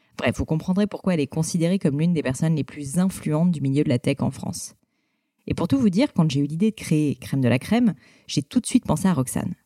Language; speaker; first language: French; native; French